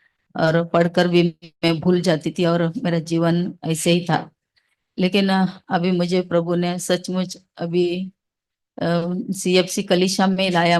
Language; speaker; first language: Hindi; non-native, local second language; Malayalam